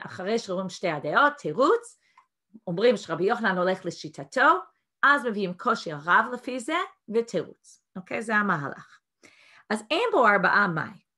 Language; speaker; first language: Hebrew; non-native, fluent; English